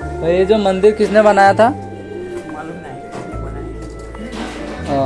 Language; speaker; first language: Hindi; non-native, local second language; Bangla